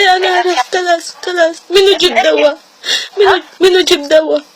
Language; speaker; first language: Arabic; non-native, learner; Filipino